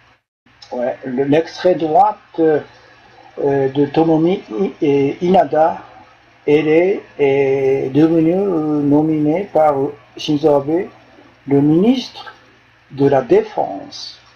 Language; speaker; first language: French; non-native, fluent; Japanese